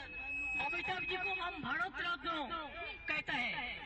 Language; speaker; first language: Hindi; non-native, local second language; Bangla